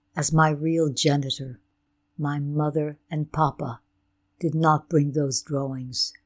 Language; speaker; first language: English; non-native, fluent; Ukrainian